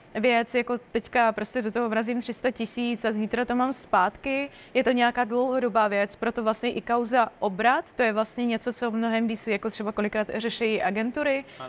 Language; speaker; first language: Czech; non-native, fluent; Russian